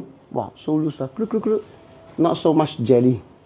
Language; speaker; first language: English; non-native, local second language; Cantonese